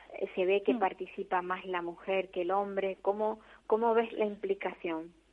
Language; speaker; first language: Spanish; native; Spanish